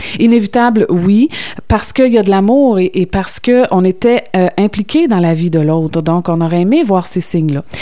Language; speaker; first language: French; native; French